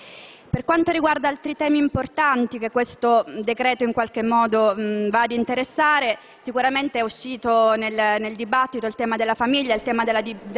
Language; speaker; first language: Italian; native; Italian